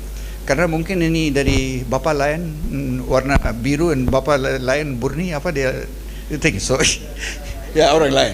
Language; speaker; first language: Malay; non-native, learner; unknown